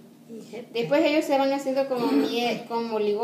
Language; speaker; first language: Spanish; native; Spanish